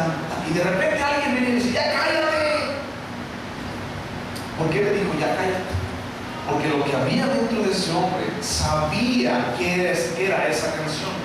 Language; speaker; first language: Spanish; native; Spanish